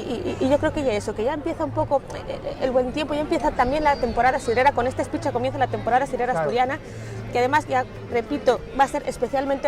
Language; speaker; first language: Spanish; native; Spanish